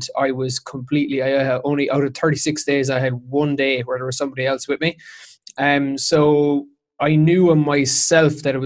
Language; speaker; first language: English; native; English